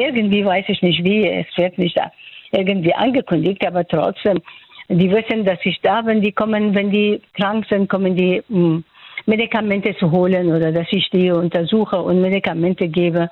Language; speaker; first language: German; non-native, fluent; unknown